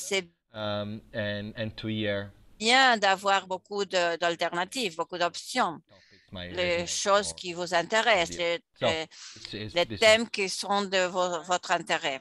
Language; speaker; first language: French; non-native, fluent; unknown